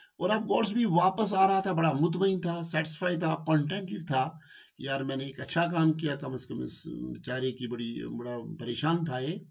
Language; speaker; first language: Urdu; non-native, local second language; Kashmiri